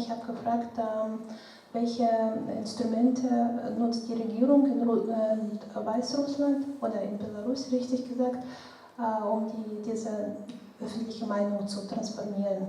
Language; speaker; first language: German; non-native, fluent; Russian